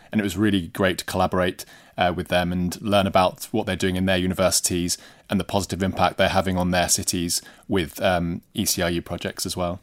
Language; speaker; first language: English; native; English